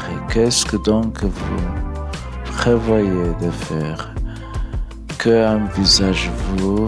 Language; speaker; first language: French; non-native, learner; English